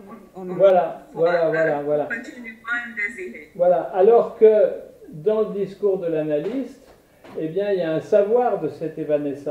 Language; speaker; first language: French; native; French